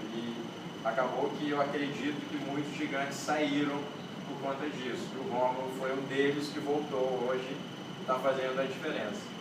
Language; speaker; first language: Portuguese; non-native, local second language; Kabuverdianu